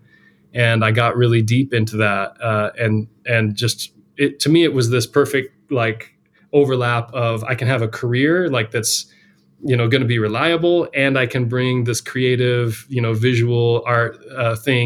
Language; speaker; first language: English; native; English